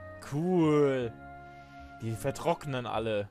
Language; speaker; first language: German; native; German